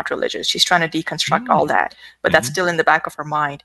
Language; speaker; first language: English; non-native, local second language; Urdu